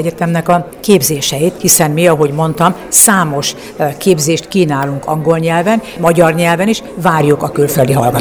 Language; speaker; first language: Hungarian; native; Hungarian